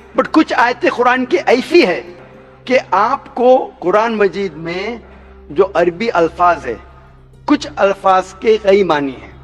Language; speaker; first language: Hindi; non-native, local second language; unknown